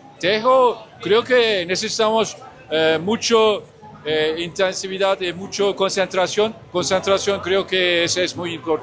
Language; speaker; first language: Spanish; non-native, learner; Turkish